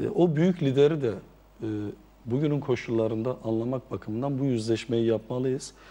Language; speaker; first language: Turkish; non-native, local second language; Zaza